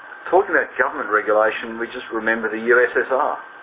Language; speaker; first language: English; native; English